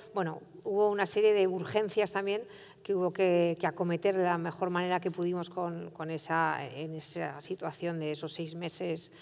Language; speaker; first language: Spanish; native; Spanish